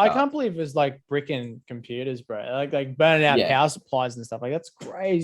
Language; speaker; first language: English; native; English